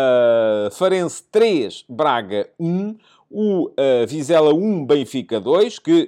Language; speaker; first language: Portuguese; native; Portuguese